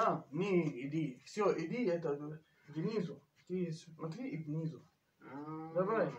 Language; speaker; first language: Russian; non-native, learner; Turkish